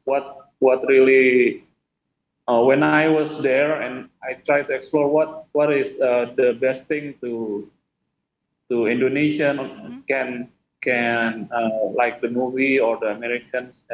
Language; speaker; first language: English; non-native, fluent; Indonesian